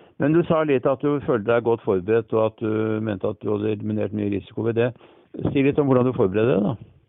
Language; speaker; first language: Norwegian; native; Norwegian